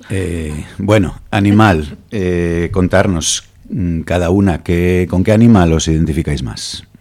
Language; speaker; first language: Spanish; native; Spanish